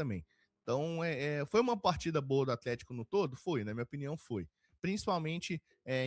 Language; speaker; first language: Portuguese; native; Portuguese